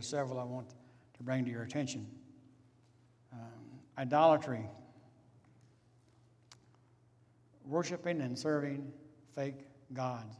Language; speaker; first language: English; native; English